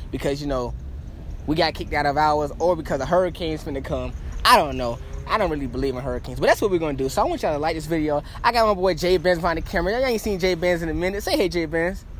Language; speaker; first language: English; native; English